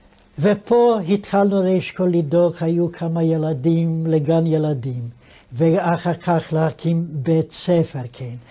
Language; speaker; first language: Hebrew; non-native, fluent; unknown